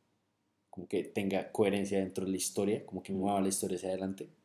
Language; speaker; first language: Spanish; native; Spanish